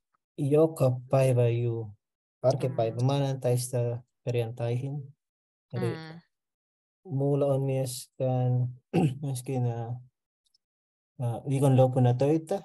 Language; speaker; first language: Finnish; non-native, learner; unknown